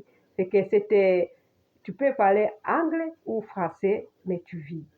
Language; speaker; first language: French; non-native, fluent; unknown